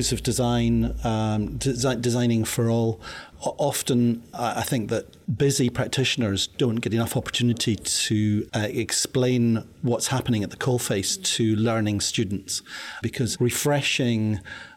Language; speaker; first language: English; native; English